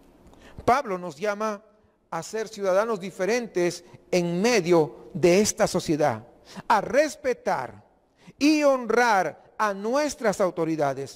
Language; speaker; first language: Spanish; native; Spanish